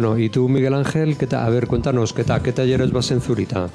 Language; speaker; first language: Spanish; native; Spanish